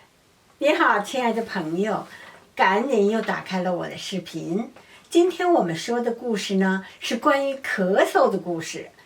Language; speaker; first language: Chinese; native; Chinese